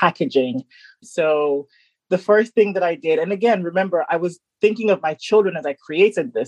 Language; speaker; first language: English; native; English